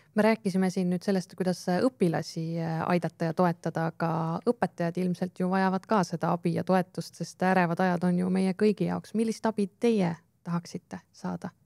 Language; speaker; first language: Estonian; native; Estonian